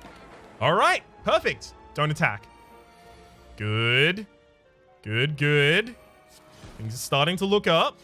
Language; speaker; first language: English; native; English